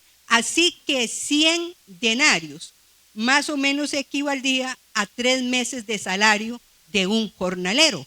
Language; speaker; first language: Spanish; native; Spanish